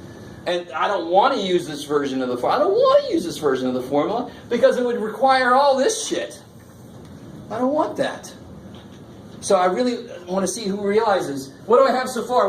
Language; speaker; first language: English; native; English